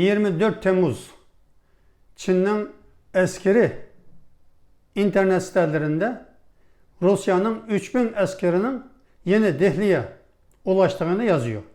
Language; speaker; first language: Turkish; non-native, fluent; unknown